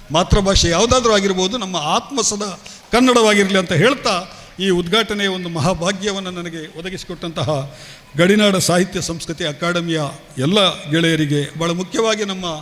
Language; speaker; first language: Kannada; non-native, local second language; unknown